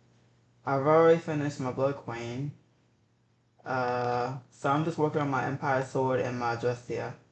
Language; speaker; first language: English; native; English